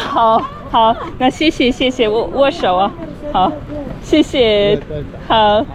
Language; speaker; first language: Chinese; non-native, fluent; English